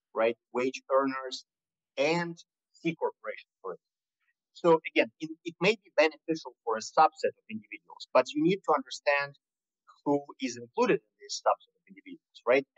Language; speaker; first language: English; non-native, fluent; Russian